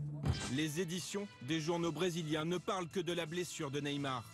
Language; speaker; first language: French; native; French